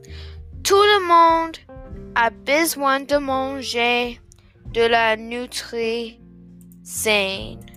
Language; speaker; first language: French; non-native, learner; English